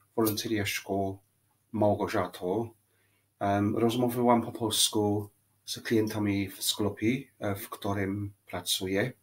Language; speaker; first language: Polish; non-native, learner; English